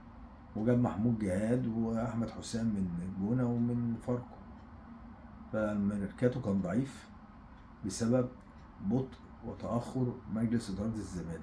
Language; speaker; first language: Arabic; native; Arabic